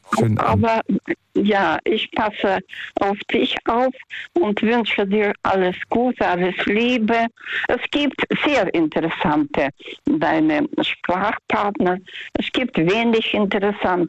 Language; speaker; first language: German; non-native, fluent; Russian